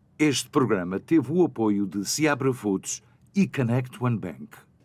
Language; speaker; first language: Portuguese; non-native, fluent; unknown